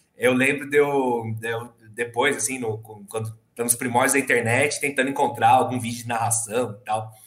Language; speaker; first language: Portuguese; native; Portuguese